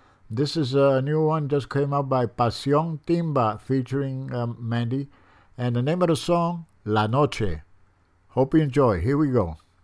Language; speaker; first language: English; early bilingual, other home language; Spanish